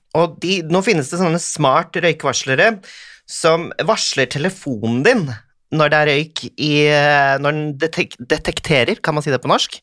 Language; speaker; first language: Norwegian; native; Norwegian